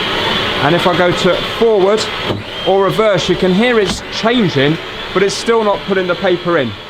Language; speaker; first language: English; native; English